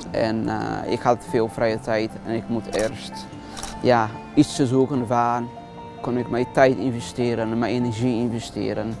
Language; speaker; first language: Dutch; non-native, learner; Portuguese